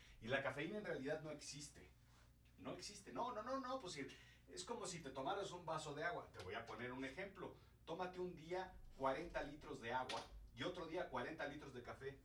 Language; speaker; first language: Spanish; native; Spanish